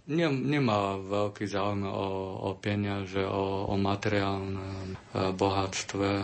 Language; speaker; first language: Slovak; non-native, learner; Chinese